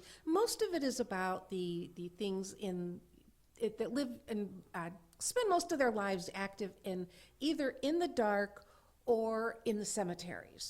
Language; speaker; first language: English; native; English